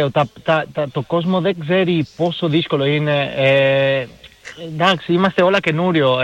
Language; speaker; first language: Greek; non-native, learner; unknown